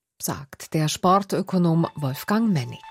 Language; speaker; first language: German; native; German